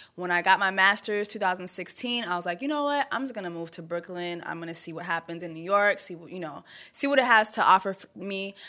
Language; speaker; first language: English; early bilingual, other home language; French